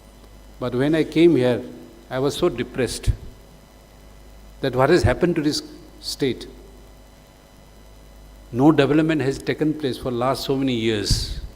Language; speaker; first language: English; non-native, local second language; Manipuri